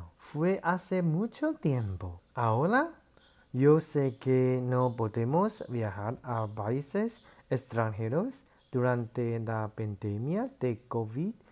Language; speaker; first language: Spanish; non-native, learner; Chinese